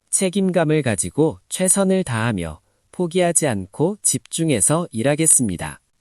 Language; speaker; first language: Korean; non-native, learner; Nepali